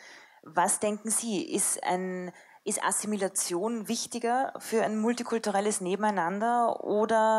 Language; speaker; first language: German; native; German